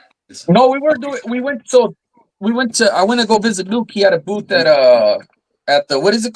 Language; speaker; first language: English; native; English